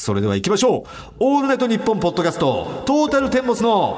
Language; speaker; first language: Japanese; native; Japanese